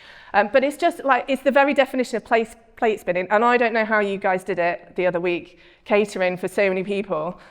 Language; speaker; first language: English; native; English